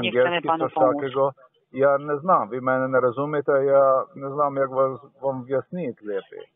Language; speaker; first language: Polish; non-native, learner; Slovenian